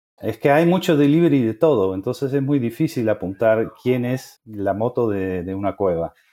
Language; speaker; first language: Spanish; non-native, fluent; Dutch